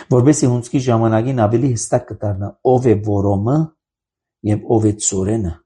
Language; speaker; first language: Armenian; native; Armenian